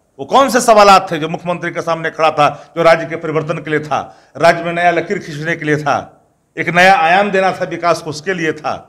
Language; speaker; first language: Hindi; native; Hindi